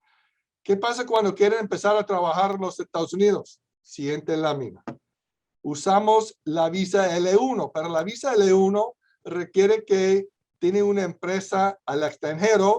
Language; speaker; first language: Spanish; non-native, fluent; English